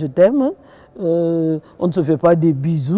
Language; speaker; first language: French; non-native, local second language; Wolof